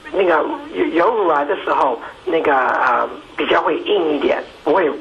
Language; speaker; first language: Chinese; early bilingual, heritage; Chinese